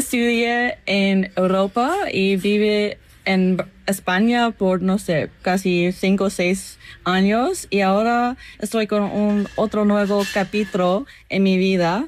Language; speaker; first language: Spanish; non-native, learner; English